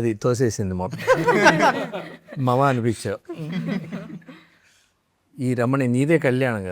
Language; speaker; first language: Telugu; native; Telugu